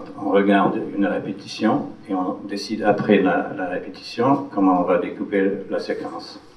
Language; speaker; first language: French; non-native, fluent; English